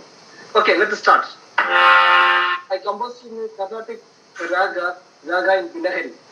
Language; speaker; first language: English; non-native, local second language; Malayalam